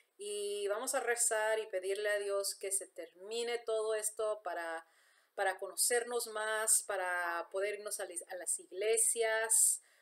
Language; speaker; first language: Spanish; early bilingual, heritage; English